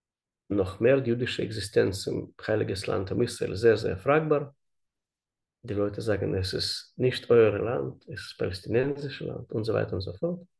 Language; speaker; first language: German; non-native, learner; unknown